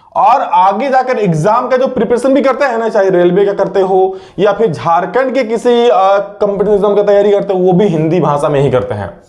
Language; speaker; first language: Hindi; native; Hindi